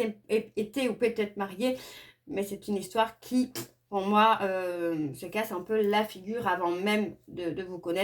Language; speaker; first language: French; native; French